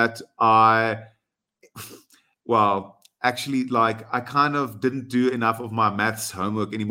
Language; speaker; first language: English; non-native, local second language; Afrikaans